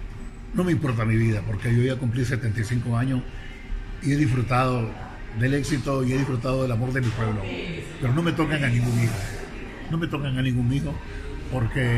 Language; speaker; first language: Spanish; native; Spanish